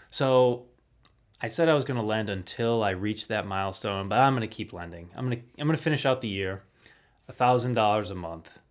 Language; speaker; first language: English; native; English